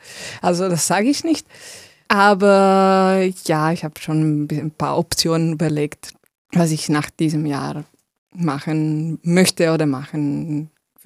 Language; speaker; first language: German; non-native, fluent; Italian